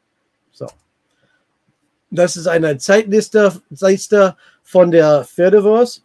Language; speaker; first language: German; non-native, learner; English